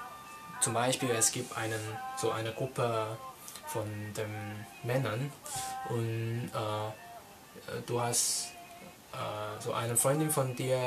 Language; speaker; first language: German; non-native, learner; Cantonese